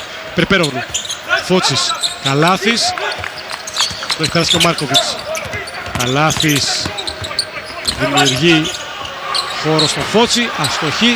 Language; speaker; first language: Greek; native; Greek